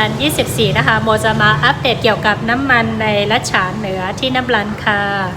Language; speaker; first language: Thai; non-native, fluent; Shan